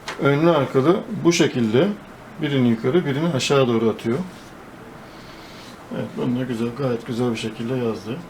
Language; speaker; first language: Turkish; native; Turkish